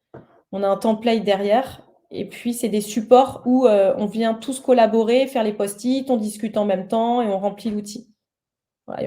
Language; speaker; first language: French; native; French